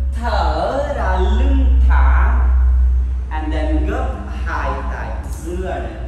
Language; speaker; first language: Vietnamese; non-native, learner; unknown